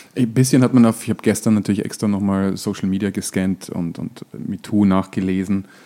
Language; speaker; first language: German; native; German